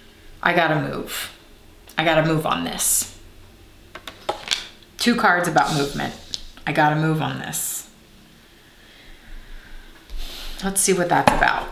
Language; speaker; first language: English; native; English